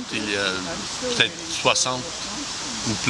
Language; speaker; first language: French; non-native, local second language; English